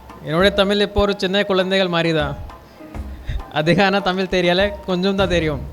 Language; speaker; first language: Tamil; non-native, learner; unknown